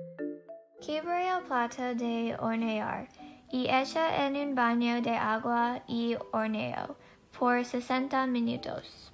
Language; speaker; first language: Spanish; non-native, learner; English